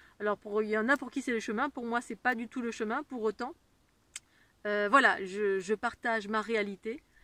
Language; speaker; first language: French; native; French